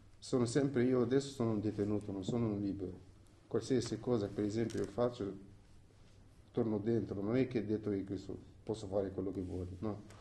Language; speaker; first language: Italian; non-native, fluent; Arabic